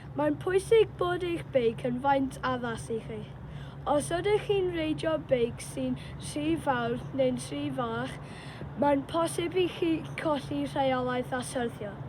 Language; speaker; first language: Welsh; non-native, local second language; English